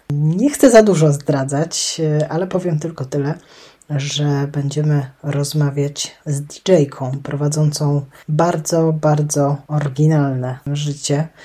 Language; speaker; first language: Polish; native; Polish